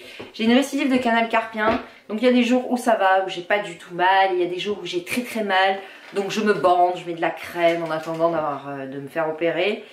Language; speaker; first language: French; native; French